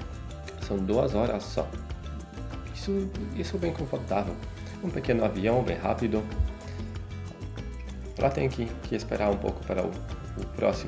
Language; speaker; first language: Portuguese; non-native, fluent; Polish